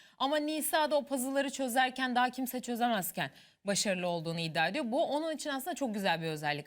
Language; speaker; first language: Turkish; native; Turkish